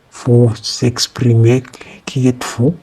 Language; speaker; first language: French; non-native, fluent; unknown